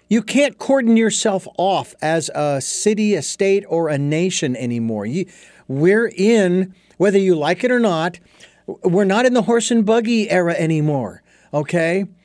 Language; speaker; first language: English; native; English